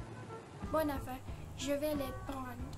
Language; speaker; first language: French; non-native, learner; Malay